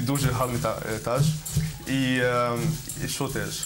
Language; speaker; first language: Ukrainian; non-native, learner; Arabic